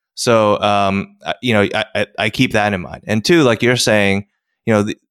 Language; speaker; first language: English; native; English